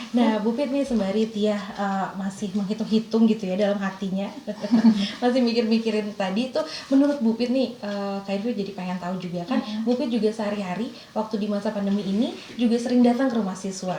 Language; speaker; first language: Indonesian; native; Indonesian